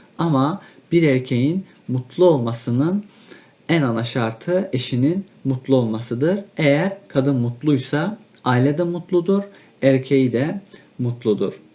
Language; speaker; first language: Turkish; native; Turkish